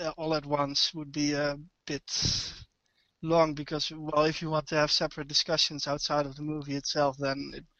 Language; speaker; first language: English; non-native, fluent; Dutch